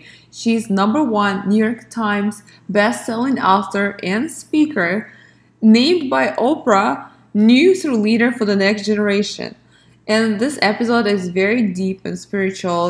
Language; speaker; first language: English; non-native, fluent; Russian